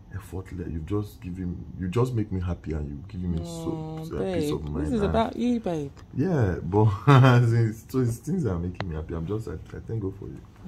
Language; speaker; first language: English; non-native, local second language; Yoruba